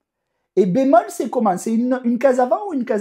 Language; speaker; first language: French; native; French